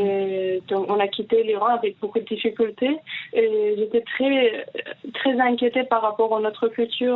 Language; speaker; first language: French; non-native, fluent; Persian